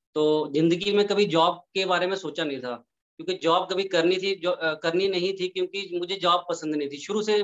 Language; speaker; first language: Hindi; native; Hindi